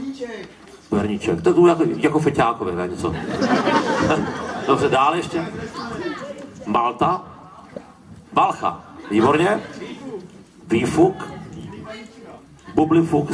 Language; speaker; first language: Czech; native; Czech